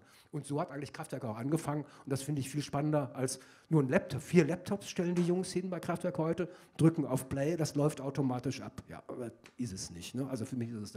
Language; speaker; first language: German; native; German